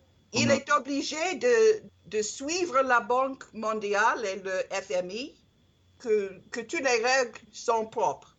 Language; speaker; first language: French; non-native, learner; English